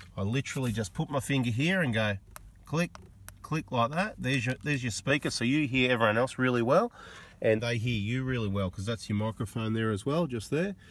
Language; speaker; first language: English; native; English